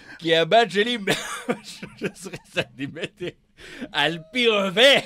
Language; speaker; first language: Hebrew; native; Hebrew